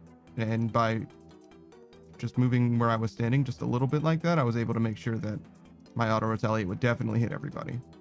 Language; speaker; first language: English; native; English